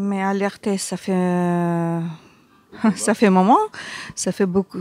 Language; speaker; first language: French; non-native, learner; Ukrainian